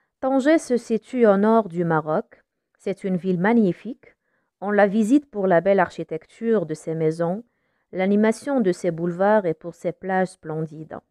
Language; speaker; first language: French; non-native, local second language; Arabic